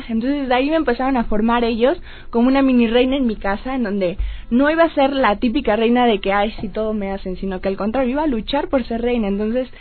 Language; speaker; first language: Spanish; native; Spanish